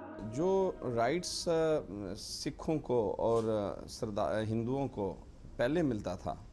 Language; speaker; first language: Hindi; non-native, fluent; Punjabi